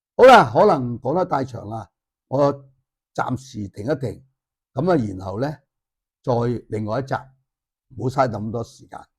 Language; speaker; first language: Cantonese; native; Cantonese